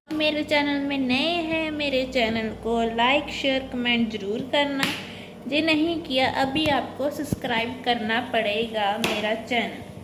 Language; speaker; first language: Hindi; non-native, local second language; Punjabi